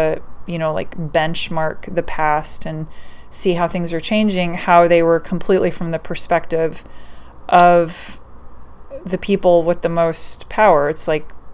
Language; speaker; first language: English; native; English